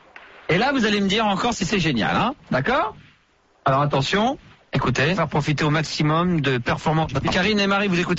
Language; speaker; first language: French; native; French